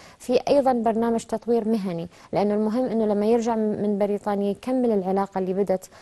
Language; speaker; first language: Arabic; native; Arabic